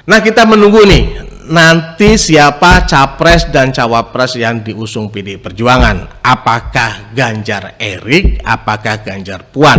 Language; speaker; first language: Indonesian; native; Indonesian